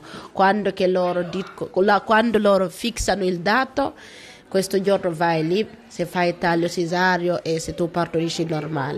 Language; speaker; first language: Italian; non-native, learner; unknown